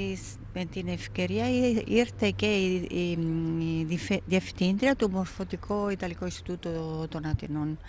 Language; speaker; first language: Greek; non-native, fluent; Italian